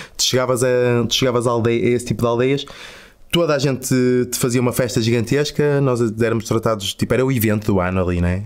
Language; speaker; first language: Portuguese; native; Portuguese